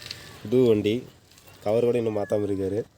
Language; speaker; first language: Tamil; native; Tamil